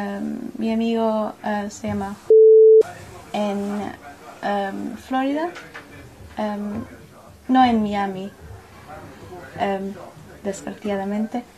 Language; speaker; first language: Spanish; non-native, learner; English